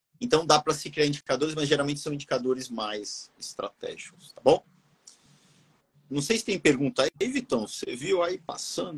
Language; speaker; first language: Portuguese; native; Portuguese